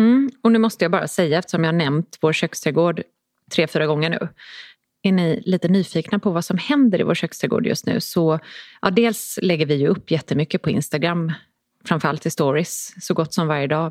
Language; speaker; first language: Swedish; native; Swedish